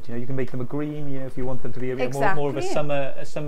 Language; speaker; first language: English; native; English